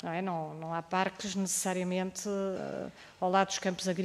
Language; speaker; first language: Portuguese; native; Portuguese